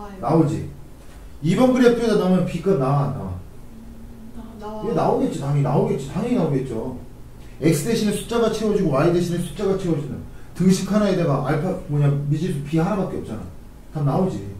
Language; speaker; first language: Korean; native; Korean